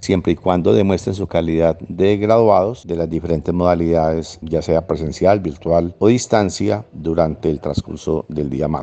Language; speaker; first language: Spanish; native; Spanish